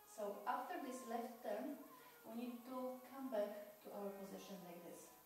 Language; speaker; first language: English; non-native, fluent; Polish